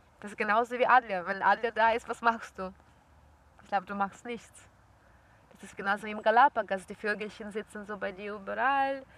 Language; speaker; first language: German; non-native, fluent; Russian